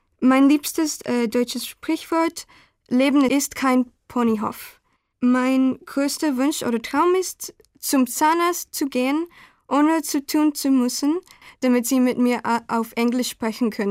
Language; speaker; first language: German; non-native, learner; Spanish